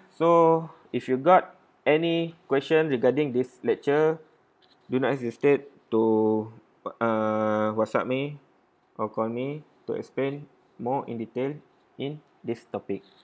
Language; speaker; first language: English; non-native, local second language; Malay